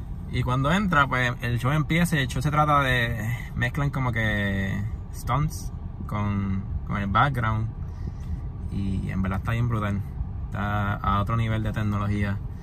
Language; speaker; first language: Spanish; early bilingual, heritage; Spanish